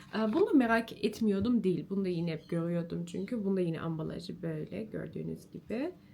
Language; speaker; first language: Turkish; early bilingual, heritage; Turkish